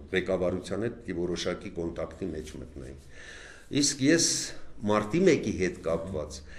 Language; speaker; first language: Armenian; native; Armenian